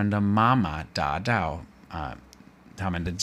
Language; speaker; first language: Chinese; non-native, learner; English